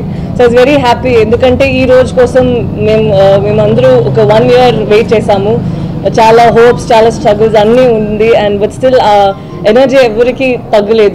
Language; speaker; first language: Telugu; non-native, fluent; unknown